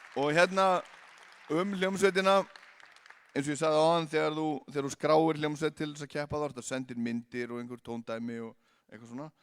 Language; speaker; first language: Icelandic; native; Icelandic